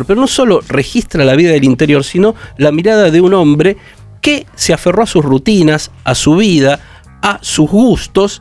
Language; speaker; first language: Spanish; native; Spanish